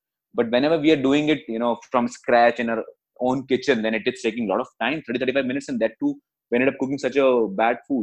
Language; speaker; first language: English; non-native, local second language; Hindi